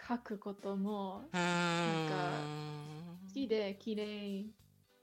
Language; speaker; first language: Japanese; non-native, fluent; English